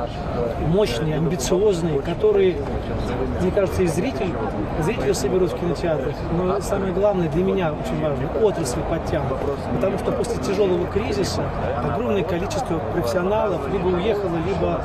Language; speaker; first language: Russian; native; Russian